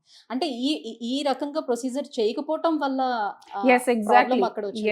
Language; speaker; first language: Telugu; native; Telugu